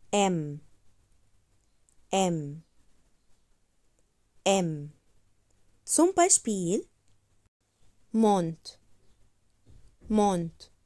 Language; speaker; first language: German; non-native, fluent; Arabic